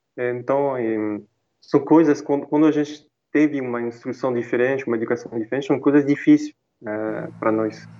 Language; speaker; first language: Portuguese; non-native, fluent; French